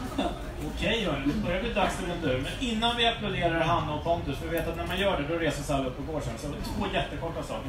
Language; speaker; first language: Swedish; native; Swedish